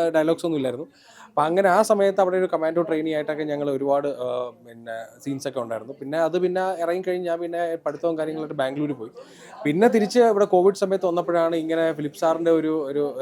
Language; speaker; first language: Malayalam; native; Malayalam